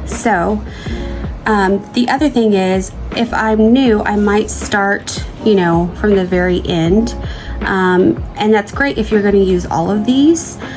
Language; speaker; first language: English; native; English